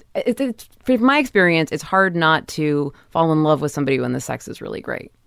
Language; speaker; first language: English; native; English